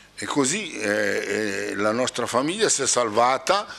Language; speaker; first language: Italian; native; Italian